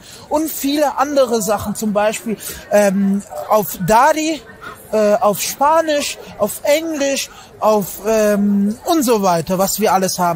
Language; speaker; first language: German; non-native, fluent; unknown